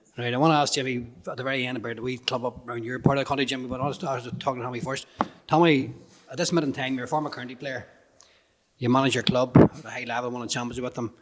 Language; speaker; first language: English; native; English